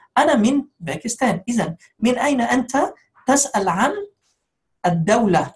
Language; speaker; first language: Arabic; non-native, fluent; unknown